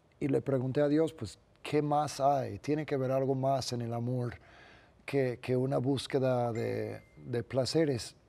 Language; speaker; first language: Spanish; non-native, fluent; English